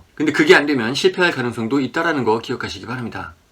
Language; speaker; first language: Korean; native; Korean